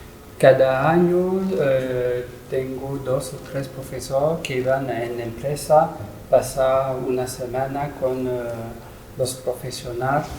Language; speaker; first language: Spanish; non-native, learner; French